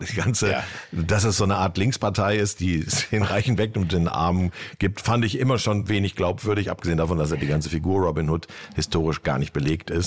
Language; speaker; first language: German; native; German